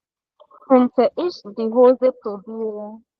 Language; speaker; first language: German; non-native, learner; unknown